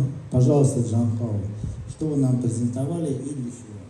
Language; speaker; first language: Russian; native; Russian